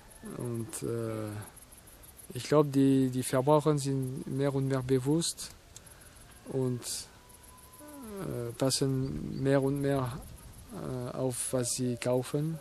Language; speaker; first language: German; non-native, fluent; French